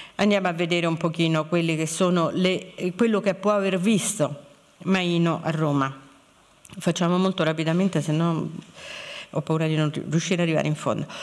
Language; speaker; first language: Italian; native; Italian